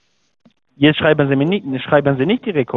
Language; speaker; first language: German; non-native, learner; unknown